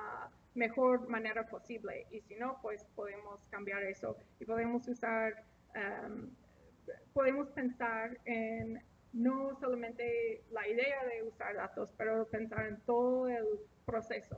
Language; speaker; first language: Spanish; non-native, fluent; English